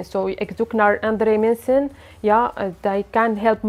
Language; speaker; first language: Dutch; non-native, learner; Arabic